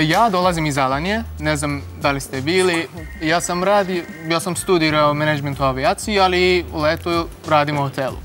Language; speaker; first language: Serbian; non-native, learner; Turkish